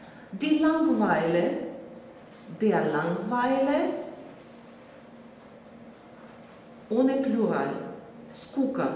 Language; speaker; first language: German; non-native, fluent; Russian